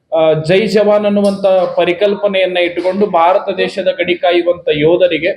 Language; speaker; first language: Kannada; native; Kannada